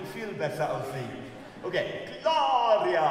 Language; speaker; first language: German; non-native, fluent; English